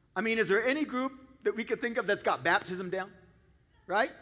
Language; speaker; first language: English; native; English